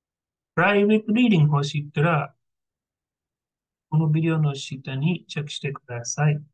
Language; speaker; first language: Japanese; non-native, learner; English